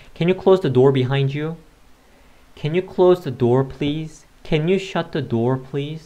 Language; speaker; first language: English; non-native, fluent; Korean